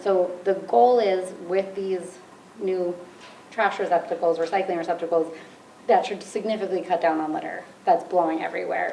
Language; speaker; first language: English; native; English